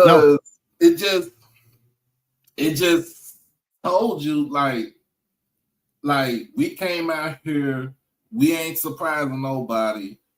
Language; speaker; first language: English; native; English